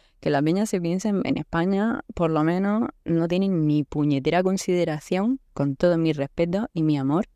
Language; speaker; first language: Spanish; native; Spanish